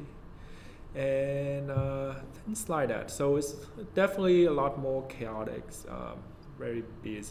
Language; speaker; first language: English; non-native, fluent; Vietnamese